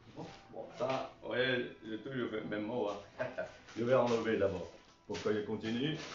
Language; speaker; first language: French; non-native, learner; Chinese